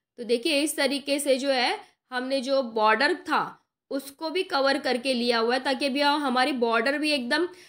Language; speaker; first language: Hindi; non-native, local second language; Marathi